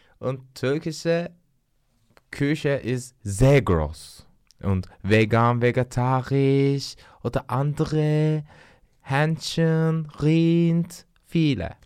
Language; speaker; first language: German; non-native, learner; Turkish